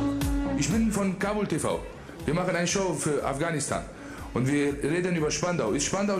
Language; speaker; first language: German; non-native, fluent; Persian